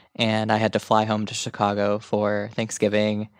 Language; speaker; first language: English; native; English